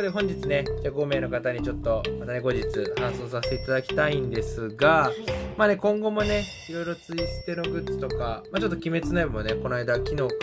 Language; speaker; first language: Japanese; native; Japanese